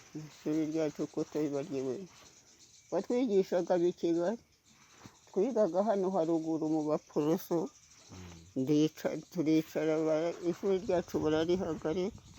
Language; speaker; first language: Kinyarwanda; native; Kinyarwanda